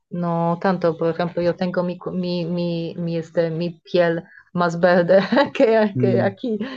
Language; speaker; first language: Spanish; non-native, fluent; Polish